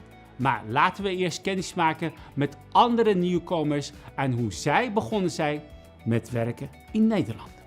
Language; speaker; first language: Dutch; non-native, fluent; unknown